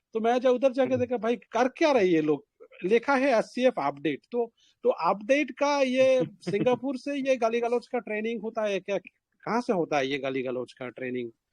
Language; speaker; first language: Hindi; native; Hindi